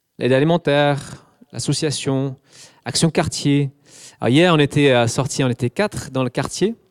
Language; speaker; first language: French; non-native, fluent; English